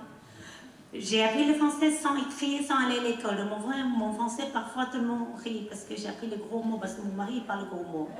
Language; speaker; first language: French; non-native, learner; Khmer